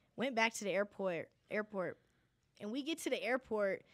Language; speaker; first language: English; native; English